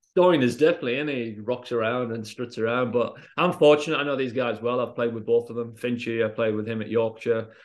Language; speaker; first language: English; native; English